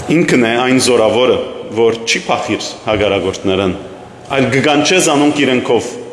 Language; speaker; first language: Armenian; early bilingual, heritage; Armenian